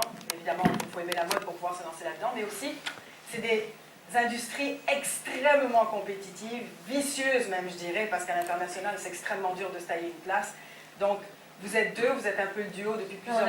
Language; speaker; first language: French; native; French